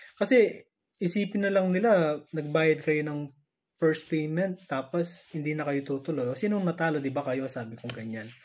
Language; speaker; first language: Filipino; native; Filipino